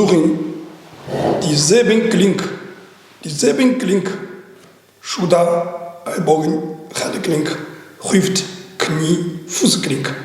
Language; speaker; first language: German; non-native, learner; Chinese